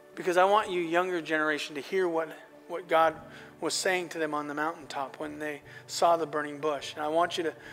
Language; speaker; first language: English; native; English